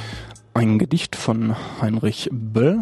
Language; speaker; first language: German; native; German